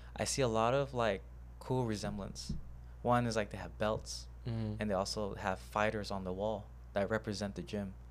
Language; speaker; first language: English; native; English